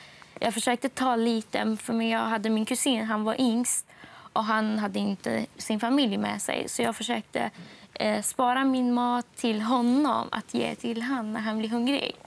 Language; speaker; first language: Swedish; non-native, fluent; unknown